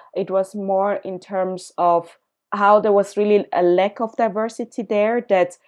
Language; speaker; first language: English; early bilingual, other home language; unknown